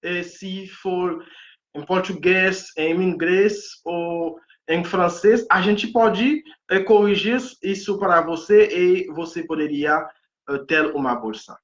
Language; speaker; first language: Portuguese; non-native, fluent; Haitian Creole